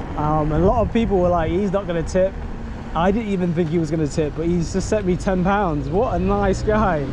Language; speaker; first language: English; native; English